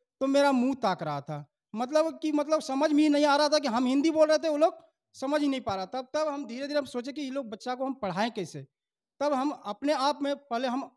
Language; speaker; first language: Hindi; native; Hindi